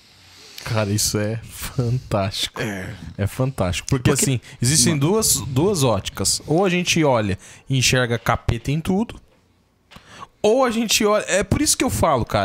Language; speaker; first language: Portuguese; native; Portuguese